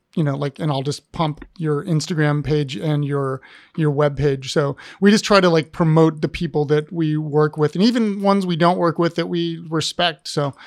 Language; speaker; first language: English; native; English